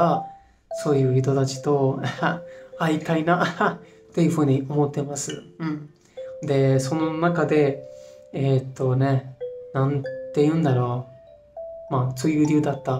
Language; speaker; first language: Japanese; non-native, fluent; Hindi